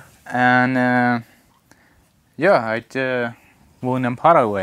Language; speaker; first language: German; non-native, local second language; Plautdietsch